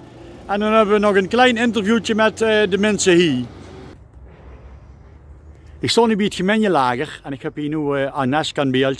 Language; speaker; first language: Dutch; native; Dutch